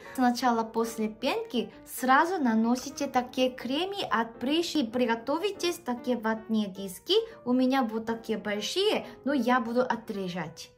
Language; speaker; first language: Russian; non-native, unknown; Korean